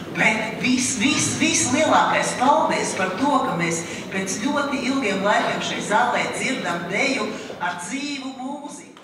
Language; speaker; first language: Latvian; native; Latvian